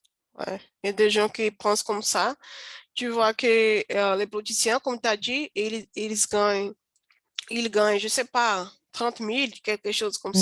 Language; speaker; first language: French; non-native, learner; Portuguese